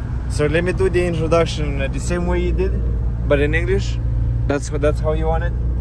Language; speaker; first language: English; non-native, learner; Romanian